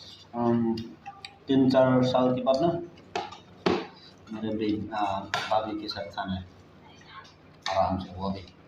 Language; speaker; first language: Hindi; non-native, local second language; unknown